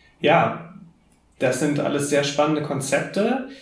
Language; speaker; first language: German; native; German